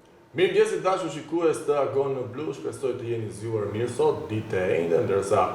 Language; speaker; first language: Albanian; native; Albanian